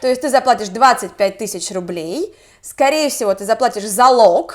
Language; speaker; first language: Russian; native; Russian